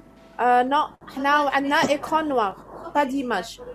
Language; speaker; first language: French; non-native, local second language; Arabic